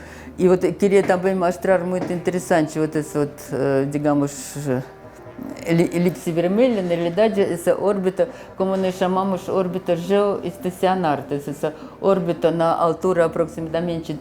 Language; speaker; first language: Portuguese; non-native, fluent; Russian